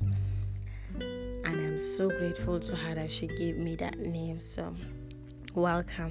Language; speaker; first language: English; non-native, local second language; Hausa